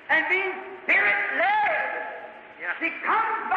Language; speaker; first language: English; native; English